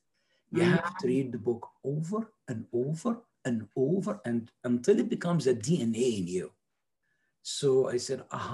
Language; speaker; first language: English; non-native, fluent; Arabic